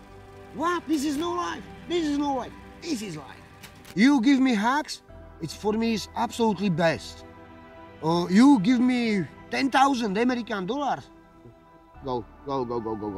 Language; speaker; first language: English; non-native, learner; Slovak